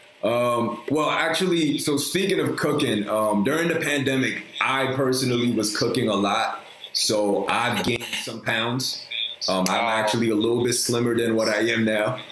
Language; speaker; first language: English; early bilingual, other home language; Korean